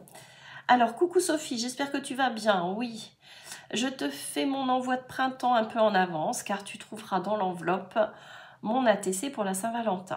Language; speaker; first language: French; native; French